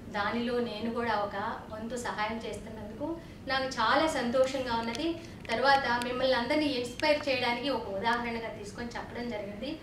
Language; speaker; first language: Telugu; native; Telugu